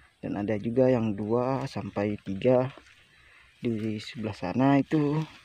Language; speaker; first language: Indonesian; non-native, local second language; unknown